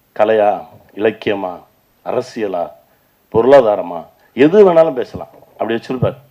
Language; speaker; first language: Tamil; native; Tamil